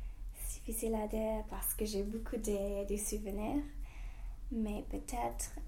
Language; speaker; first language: French; non-native, fluent; English